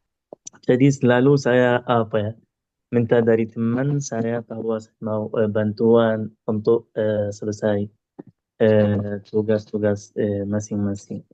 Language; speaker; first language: Indonesian; non-native, learner; Arabic